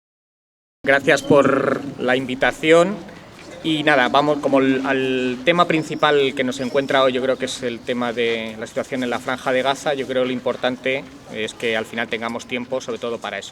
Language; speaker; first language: Spanish; native; Spanish